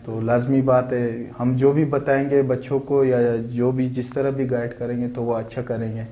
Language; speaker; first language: Urdu; non-native, local second language; Pashto